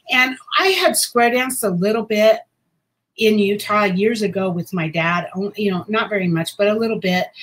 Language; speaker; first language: English; native; English